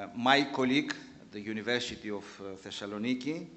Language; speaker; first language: English; non-native, fluent; Greek